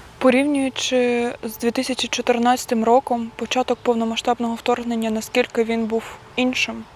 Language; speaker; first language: Ukrainian; native; Ukrainian